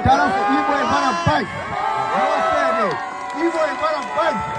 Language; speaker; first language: Swedish; non-native, fluent; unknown